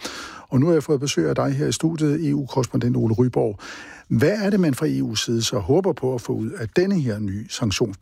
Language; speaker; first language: Danish; native; Danish